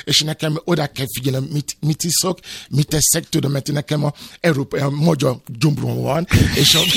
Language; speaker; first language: Hungarian; non-native, fluent; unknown